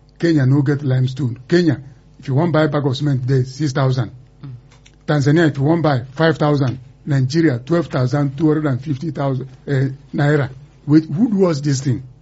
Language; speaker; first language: Nigerian Pidgin; non-native, local second language; Yoruba